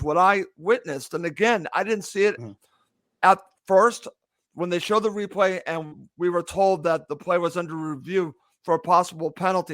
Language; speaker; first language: English; native; English